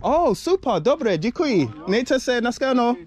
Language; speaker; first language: Czech; non-native, learner; English